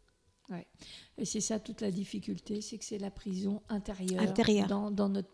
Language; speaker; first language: French; native; French